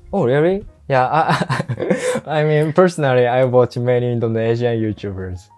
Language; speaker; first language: English; non-native, fluent; Japanese